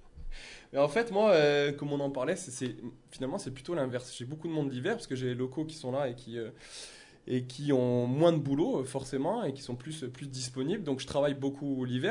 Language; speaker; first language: French; native; French